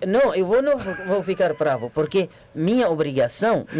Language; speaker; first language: Portuguese; non-native, learner; Arabic